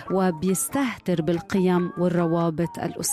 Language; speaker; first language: Arabic; native; Arabic